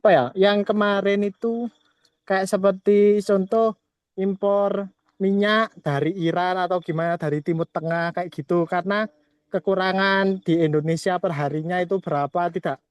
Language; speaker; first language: Indonesian; native; Indonesian